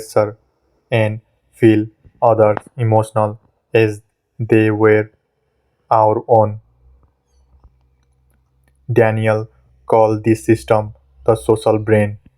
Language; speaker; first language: English; non-native, fluent; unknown